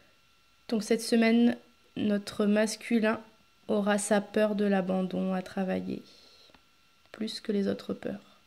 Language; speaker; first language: French; native; French